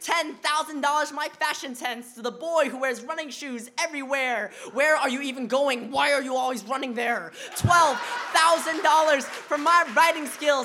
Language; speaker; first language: English; early bilingual, other home language; Vietnamese